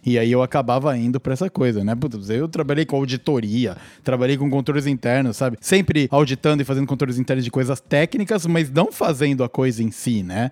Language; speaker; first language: Portuguese; native; Portuguese